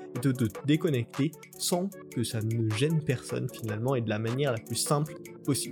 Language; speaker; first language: French; native; French